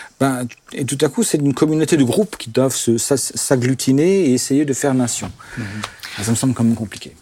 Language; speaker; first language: French; non-native, local second language; Swiss German